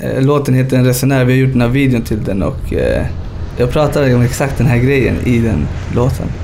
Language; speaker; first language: Swedish; early bilingual, other home language; Spanish